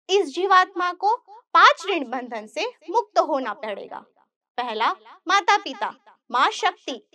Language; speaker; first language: Hindi; non-native, local second language; Gujarati